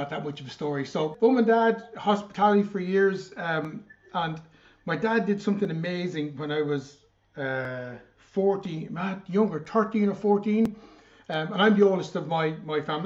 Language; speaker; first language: English; native; English